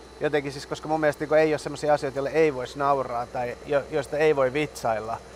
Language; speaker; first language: Finnish; early bilingual, other home language; Persian